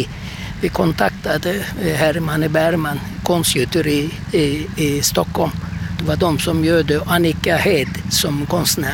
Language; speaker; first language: Swedish; non-native, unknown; Turkish